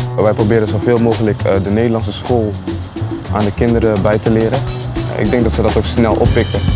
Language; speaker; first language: Dutch; early bilingual, other home language; Akan